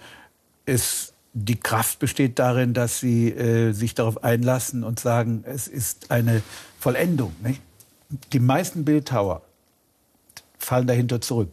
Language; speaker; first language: German; native; German